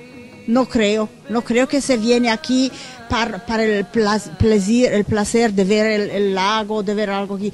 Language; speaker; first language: Spanish; non-native, fluent; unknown